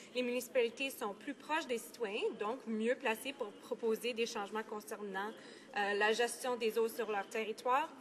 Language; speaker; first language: French; native; French